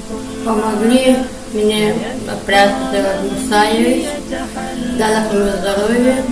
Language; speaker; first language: Russian; non-native, local second language; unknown